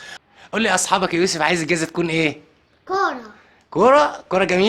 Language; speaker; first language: Arabic; native; Arabic